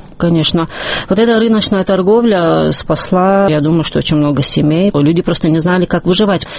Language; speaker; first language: Russian; non-native, local second language; Chechen